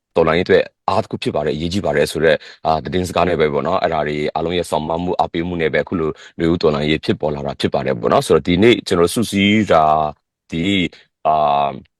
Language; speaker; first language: Burmese; non-native, local second language; Western Kayah